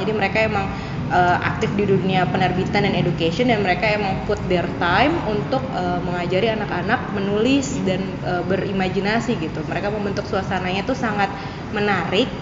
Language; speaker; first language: Indonesian; native; Indonesian